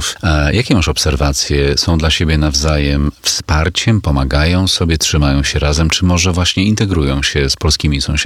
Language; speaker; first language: Polish; native; Polish